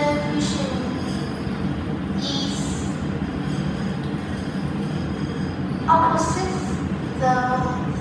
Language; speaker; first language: English; non-native, learner; Vietnamese